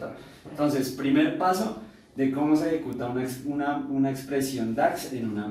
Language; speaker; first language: Spanish; native; Spanish